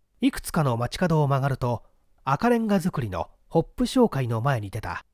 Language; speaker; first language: Japanese; native; Japanese